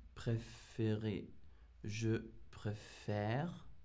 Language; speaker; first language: French; non-native, fluent; English